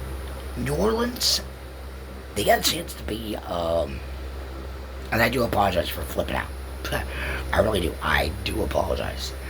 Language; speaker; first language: English; native; English